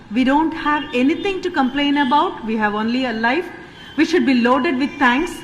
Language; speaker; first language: English; non-native, local second language; Tamil